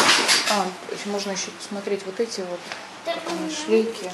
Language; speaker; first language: Russian; native; Russian